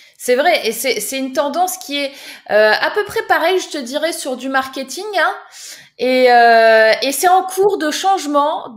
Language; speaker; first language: French; native; French